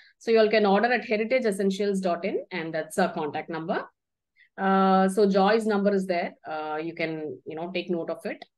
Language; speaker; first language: English; non-native, local second language; Tamil